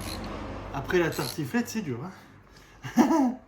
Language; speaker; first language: French; native; French